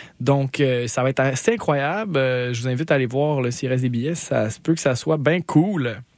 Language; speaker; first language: French; native; French